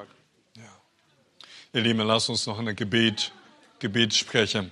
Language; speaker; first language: German; non-native, fluent; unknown